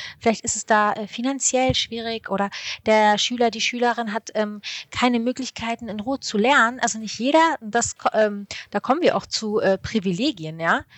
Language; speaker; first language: German; early bilingual, other home language; Arabic